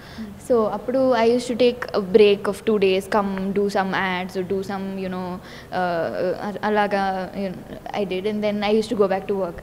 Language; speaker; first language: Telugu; non-native, learner; Tamil